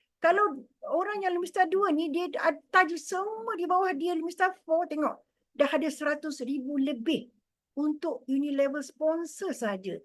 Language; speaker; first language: Malay; native; Malay